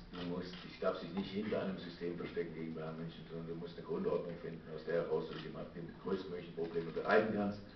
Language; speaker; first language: German; native; German